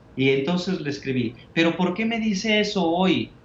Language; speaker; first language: Spanish; native; Spanish